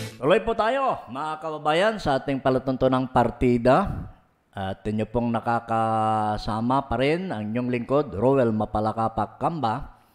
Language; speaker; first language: Filipino; non-native, local second language; Pangasinan